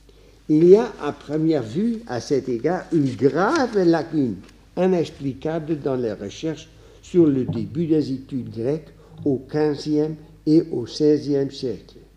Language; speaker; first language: French; non-native, fluent; Dutch